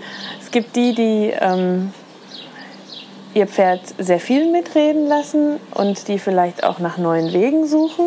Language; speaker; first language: German; native; German